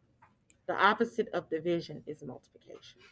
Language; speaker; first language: English; native; English